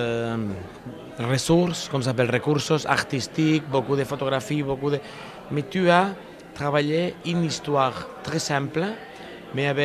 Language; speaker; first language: French; non-native, learner; Spanish